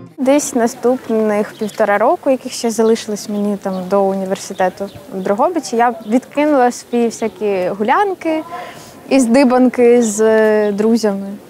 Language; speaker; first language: Ukrainian; native; Ukrainian